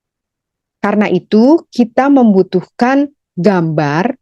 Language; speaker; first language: Indonesian; native; Indonesian